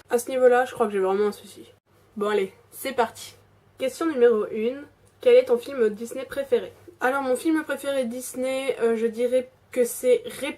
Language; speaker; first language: French; native; French